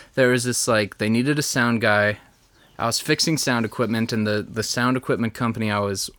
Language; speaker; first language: English; native; English